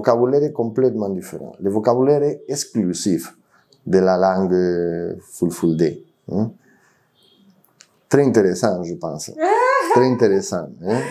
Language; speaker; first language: French; non-native, fluent; Spanish